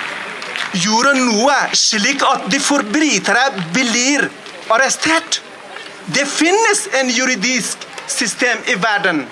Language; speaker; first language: Norwegian; non-native, learner; Persian